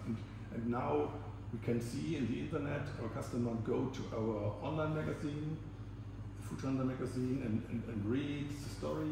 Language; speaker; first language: English; non-native, learner; German